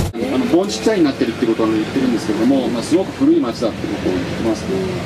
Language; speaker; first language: Japanese; native; Japanese